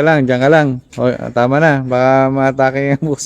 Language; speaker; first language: Filipino; native; Filipino